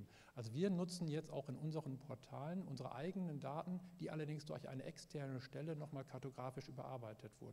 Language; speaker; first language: German; native; German